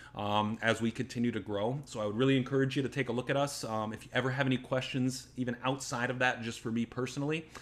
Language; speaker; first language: English; native; English